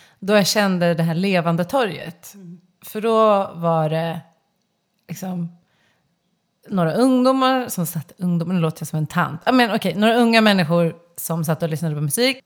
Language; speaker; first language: Swedish; native; Swedish